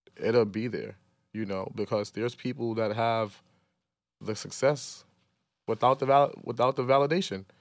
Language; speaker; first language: English; native; English